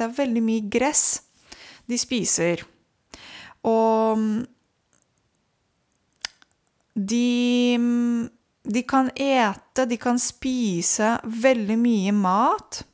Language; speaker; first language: Norwegian; non-native, fluent; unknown